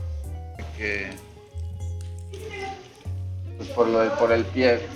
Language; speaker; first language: Spanish; native; Spanish